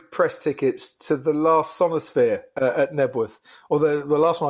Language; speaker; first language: English; native; English